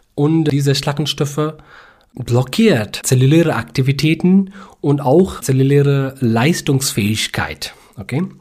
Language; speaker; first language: German; non-native, learner; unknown